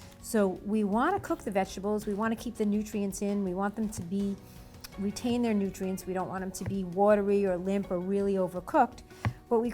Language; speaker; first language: English; native; English